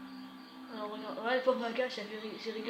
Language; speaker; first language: French; native; French